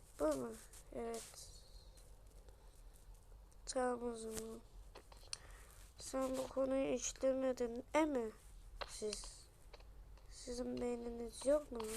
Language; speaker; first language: Turkish; native; Turkish